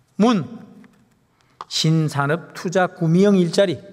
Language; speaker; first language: Korean; native; Korean